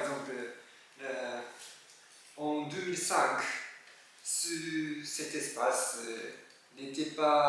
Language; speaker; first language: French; non-native, learner; Japanese